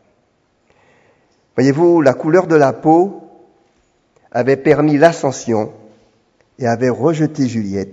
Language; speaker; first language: French; native; French